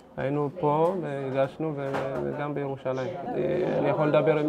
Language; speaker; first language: Hebrew; early bilingual, other home language; Amharic